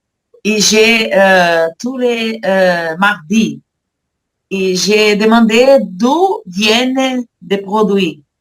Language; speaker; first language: French; non-native, learner; Portuguese